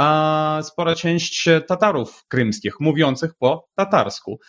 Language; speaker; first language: Polish; non-native, fluent; Ukrainian